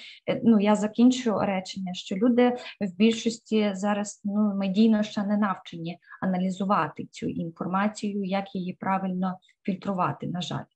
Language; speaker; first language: Ukrainian; native; Ukrainian